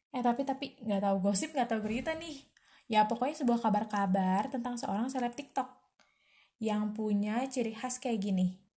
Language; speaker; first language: Indonesian; native; Indonesian